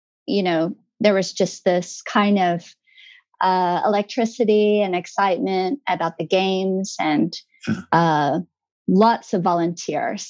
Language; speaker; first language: English; native; English